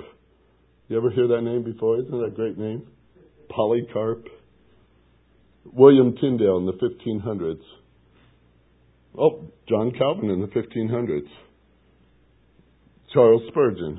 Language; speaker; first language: English; native; English